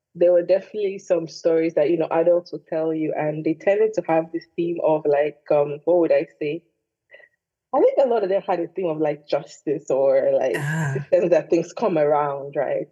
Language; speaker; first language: English; non-native, local second language; Igbo